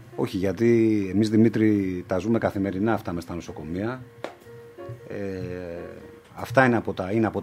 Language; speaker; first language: Greek; native; Greek